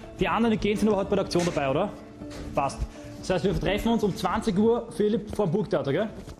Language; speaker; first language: German; native; German